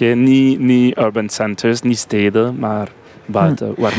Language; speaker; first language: Dutch; non-native, local second language; French